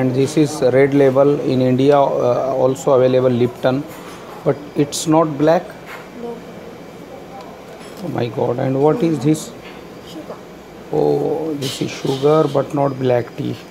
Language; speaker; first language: English; non-native, learner; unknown